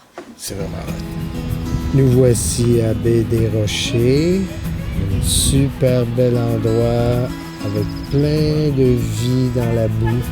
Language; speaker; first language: French; native; French